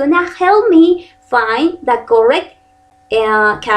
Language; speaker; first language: English; non-native, learner; Spanish